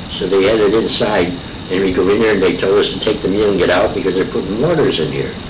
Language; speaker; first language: English; native; English